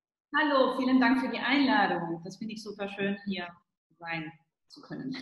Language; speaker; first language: German; early bilingual, heritage; Spanish